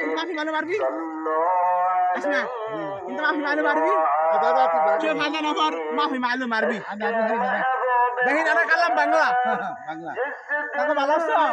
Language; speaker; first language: Arabic; non-native, learner; Bangla